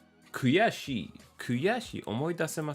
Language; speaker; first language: Japanese; non-native, learner; English